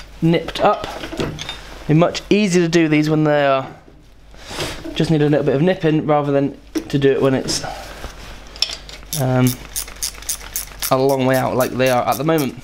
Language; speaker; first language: English; native; English